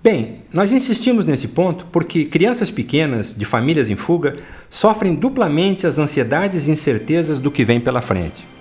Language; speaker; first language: Portuguese; native; Portuguese